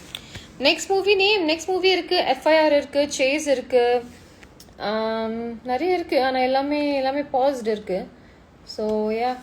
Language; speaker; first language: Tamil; non-native, fluent; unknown